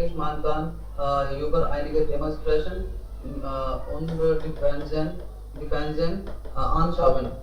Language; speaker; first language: German; non-native, learner; Hindi